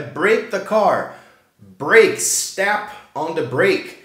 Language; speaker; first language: English; non-native, fluent; Portuguese